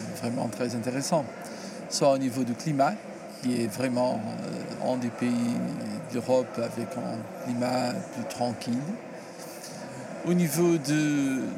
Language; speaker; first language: French; non-native, learner; Portuguese